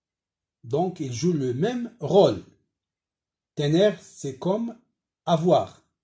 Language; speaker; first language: French; non-native, local second language; Arabic